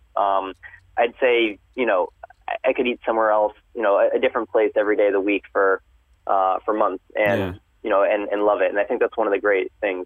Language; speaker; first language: English; native; English